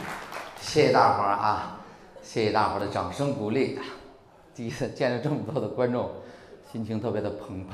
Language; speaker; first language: Chinese; native; Chinese